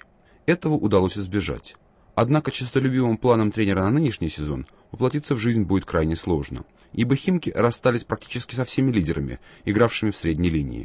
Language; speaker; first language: Russian; native; Russian